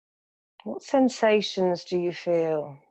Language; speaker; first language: English; native; English